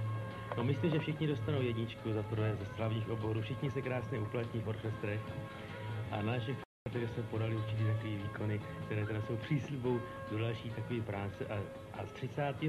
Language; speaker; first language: Czech; native; Czech